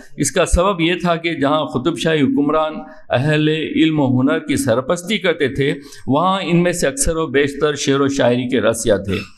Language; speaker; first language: Urdu; native; Urdu